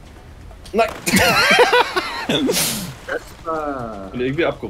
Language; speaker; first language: German; native; German